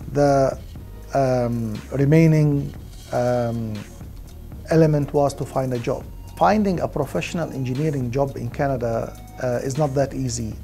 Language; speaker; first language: English; non-native, fluent; Arabic